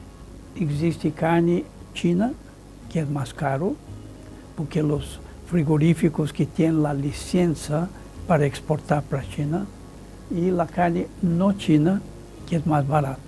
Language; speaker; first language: Spanish; non-native, fluent; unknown